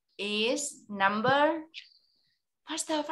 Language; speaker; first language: English; non-native, fluent; Vietnamese